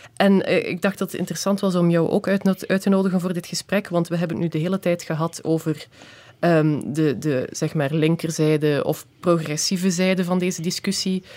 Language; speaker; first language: Dutch; native; Dutch